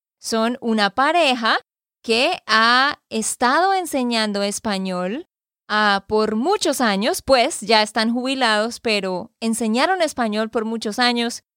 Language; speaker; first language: Spanish; native; Spanish